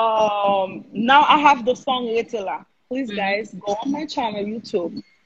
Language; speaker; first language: English; non-native, learner; Haitian Creole